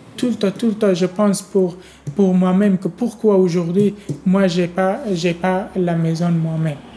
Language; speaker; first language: French; non-native, learner; Persian